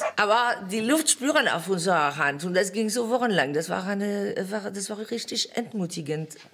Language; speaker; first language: German; non-native, fluent; French